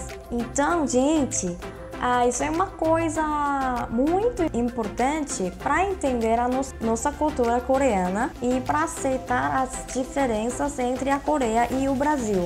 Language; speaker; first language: Portuguese; non-native, fluent; Korean